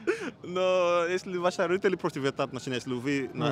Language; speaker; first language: Russian; non-native, learner; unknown